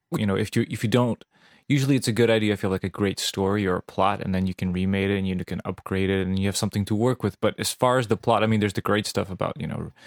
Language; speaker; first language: English; non-native, fluent; Serbian